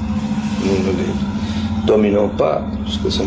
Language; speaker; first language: French; non-native, fluent; Spanish